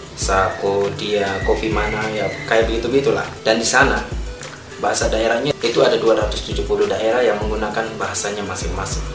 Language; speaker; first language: Indonesian; native; Indonesian